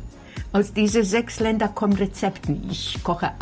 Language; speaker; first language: German; non-native, fluent; Bosnian